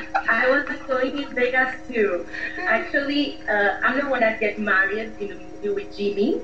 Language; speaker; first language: English; non-native, fluent; Haitian Creole